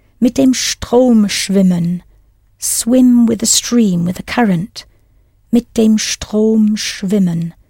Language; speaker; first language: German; non-native, fluent; English